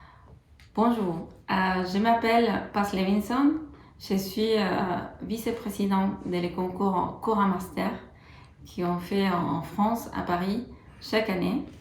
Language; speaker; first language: French; non-native, fluent; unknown